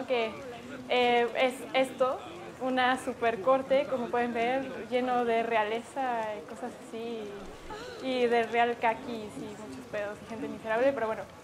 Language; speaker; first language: Spanish; native; Spanish